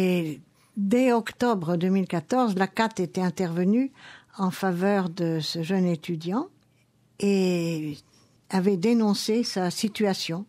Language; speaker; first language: French; native; French